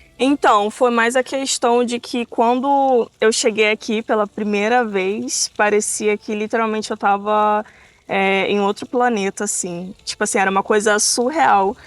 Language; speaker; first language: Portuguese; native; Portuguese